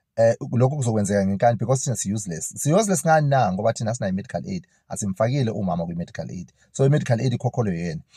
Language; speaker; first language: Zulu; native; Zulu